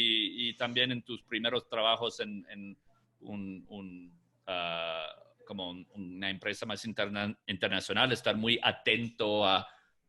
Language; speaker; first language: Spanish; non-native, fluent; English